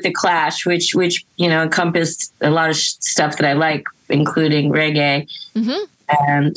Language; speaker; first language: English; native; English